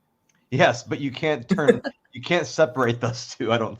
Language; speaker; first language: English; native; English